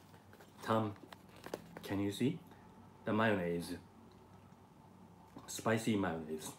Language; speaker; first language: English; non-native, learner; Japanese